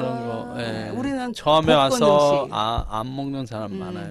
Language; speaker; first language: Korean; non-native, fluent; Bangla